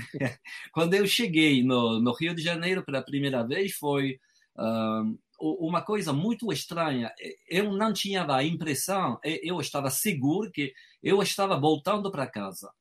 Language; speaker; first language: Portuguese; non-native, fluent; French